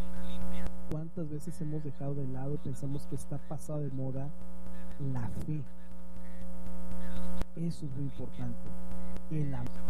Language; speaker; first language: Spanish; native; Spanish